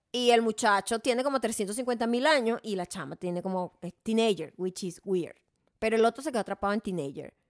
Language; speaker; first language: Spanish; native; Spanish